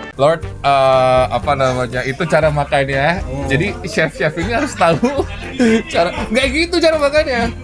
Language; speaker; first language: Indonesian; native; Indonesian